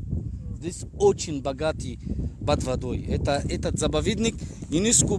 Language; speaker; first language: Russian; non-native, learner; Arabic